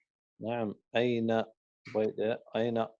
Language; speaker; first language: Arabic; non-native, fluent; English